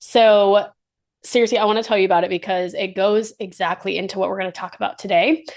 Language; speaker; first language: English; native; English